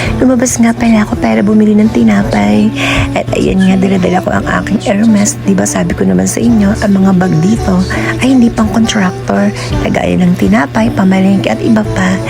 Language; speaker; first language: Filipino; native; Filipino